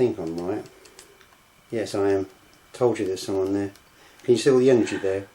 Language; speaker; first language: English; native; English